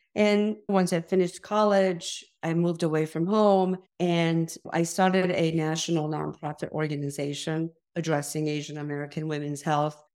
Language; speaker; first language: English; early bilingual, other home language; Korean